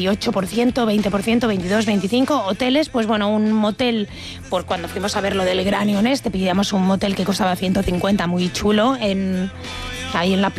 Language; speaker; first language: Spanish; native; Spanish